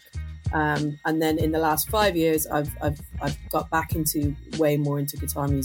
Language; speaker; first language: English; native; English